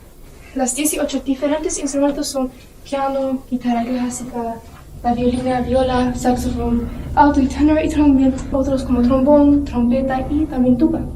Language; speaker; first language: Spanish; non-native, local second language; Low German